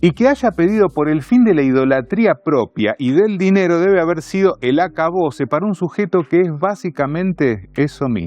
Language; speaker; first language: Spanish; native; Spanish